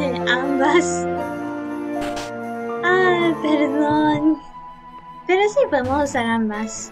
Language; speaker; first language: Spanish; early bilingual, heritage; Spanish